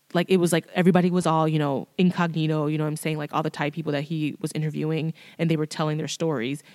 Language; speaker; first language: English; early bilingual, other home language; Thai